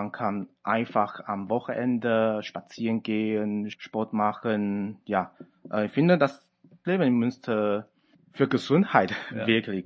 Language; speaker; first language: German; non-native, fluent; Chinese